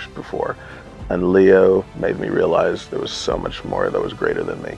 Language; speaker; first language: English; native; English